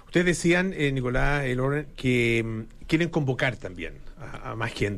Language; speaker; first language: Spanish; native; Spanish